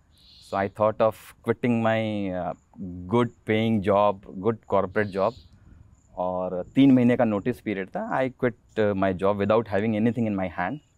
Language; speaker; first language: Hindi; native; Hindi